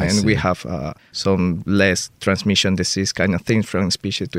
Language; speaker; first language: English; non-native, fluent; Spanish